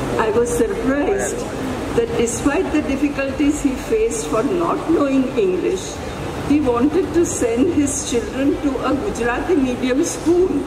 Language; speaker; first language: English; non-native, local second language; Gujarati